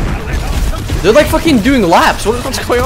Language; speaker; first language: English; native; English